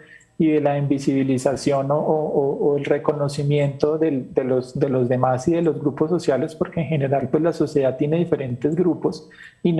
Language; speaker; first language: Spanish; native; Spanish